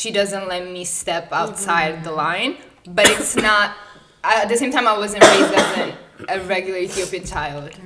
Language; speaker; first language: English; non-native, fluent; Italian